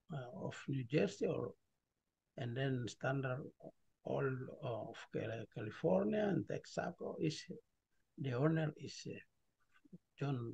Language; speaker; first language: English; non-native, learner; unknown